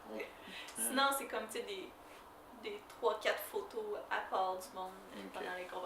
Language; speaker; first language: French; native; French